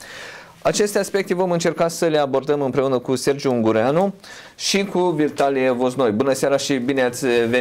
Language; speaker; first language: Romanian; native; Romanian